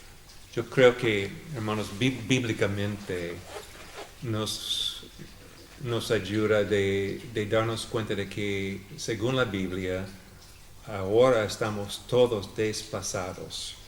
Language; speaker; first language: Spanish; non-native, fluent; English